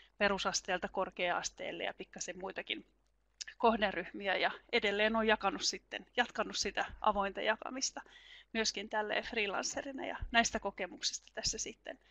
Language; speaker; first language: Finnish; native; Finnish